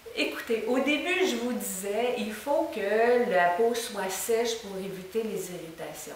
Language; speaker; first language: French; native; French